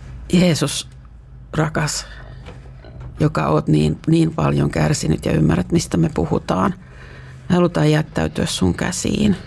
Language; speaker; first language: Finnish; native; Finnish